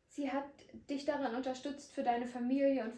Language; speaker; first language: German; native; German